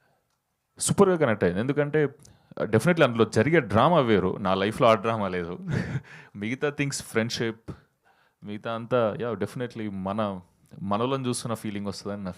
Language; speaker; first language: Telugu; native; Telugu